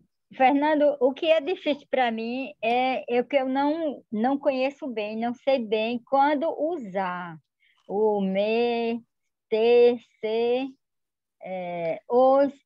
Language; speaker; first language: Spanish; non-native, learner; Portuguese